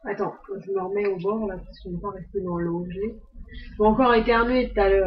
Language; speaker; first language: French; native; French